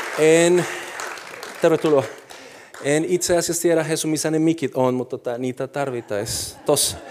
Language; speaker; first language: Finnish; non-native, fluent; Spanish